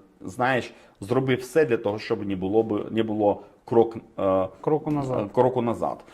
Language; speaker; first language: Ukrainian; non-native, fluent; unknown